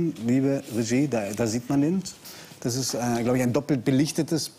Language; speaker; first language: German; native; German